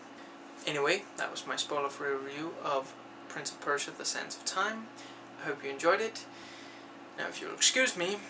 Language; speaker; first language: English; native; English